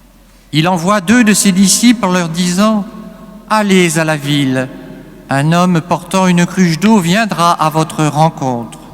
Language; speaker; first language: French; native; French